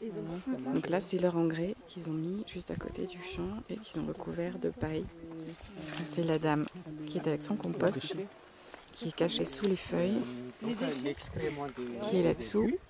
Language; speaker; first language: French; native; French